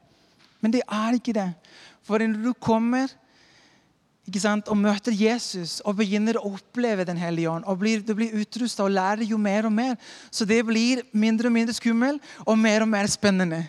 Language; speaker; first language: Norwegian; non-native, fluent; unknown